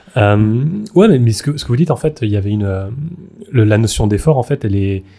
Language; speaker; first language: French; native; French